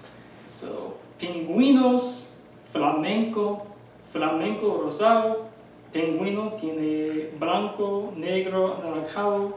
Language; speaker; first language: Spanish; non-native, fluent; English